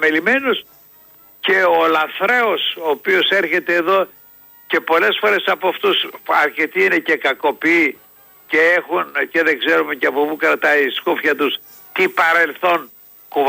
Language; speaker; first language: Greek; native; Greek